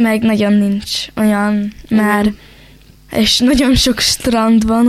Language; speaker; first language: Hungarian; early bilingual, heritage; Hungarian